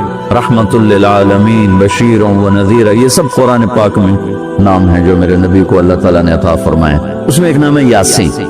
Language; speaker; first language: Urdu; non-native, local second language; Saraiki